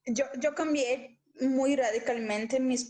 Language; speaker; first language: Spanish; non-native, local second language; Portuguese